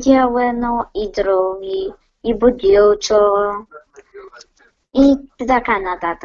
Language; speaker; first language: Bulgarian; native; Bulgarian